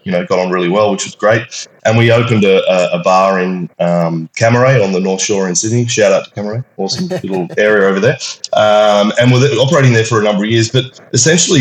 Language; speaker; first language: English; native; English